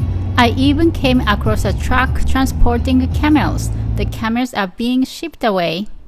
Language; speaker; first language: English; non-native, learner; Japanese